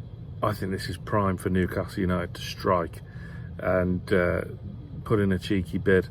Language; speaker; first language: English; native; English